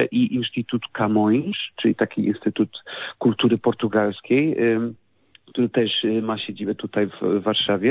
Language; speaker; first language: Polish; non-native, fluent; Portuguese